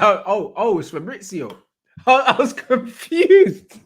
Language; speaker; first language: English; native; English